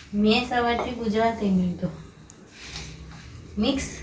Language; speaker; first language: Hindi; non-native, local second language; Gujarati